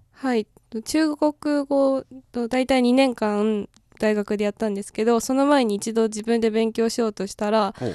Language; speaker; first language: Japanese; native; Japanese